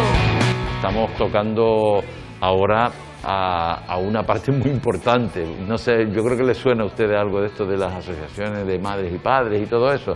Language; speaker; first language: Spanish; native; Spanish